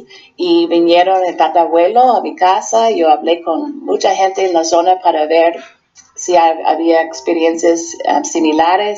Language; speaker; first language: Spanish; non-native, fluent; English